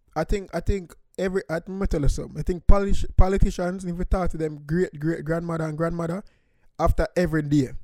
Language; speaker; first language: English; non-native, local second language; Jamaican Creole English